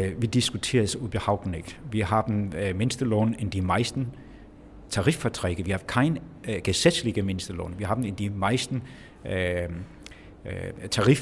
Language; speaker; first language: German; non-native, fluent; Danish